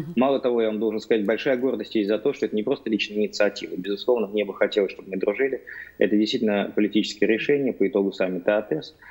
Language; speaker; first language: Russian; native; Russian